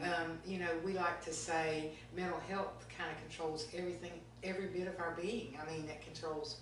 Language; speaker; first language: English; native; English